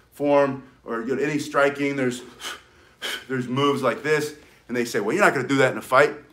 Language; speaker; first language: English; native; English